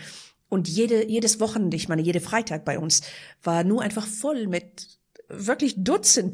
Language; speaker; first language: German; non-native, fluent; Persian